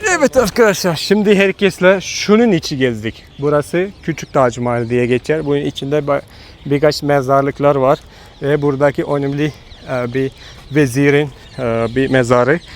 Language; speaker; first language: Turkish; non-native, fluent; Hindi